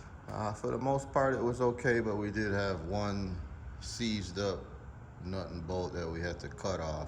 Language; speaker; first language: English; native; English